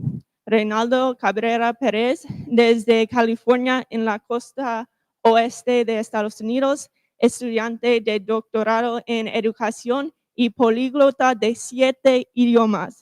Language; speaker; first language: Spanish; non-native, fluent; English